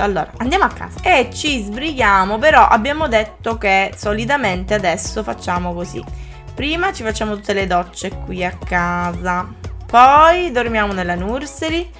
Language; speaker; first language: Italian; native; Italian